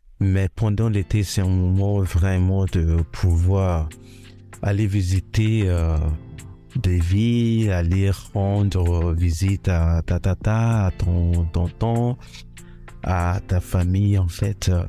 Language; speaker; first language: French; non-native, fluent; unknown